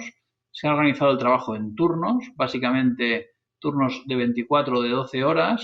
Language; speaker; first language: Spanish; native; Spanish